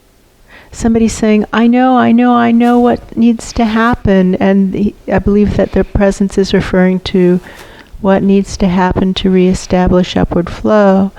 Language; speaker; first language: English; native; English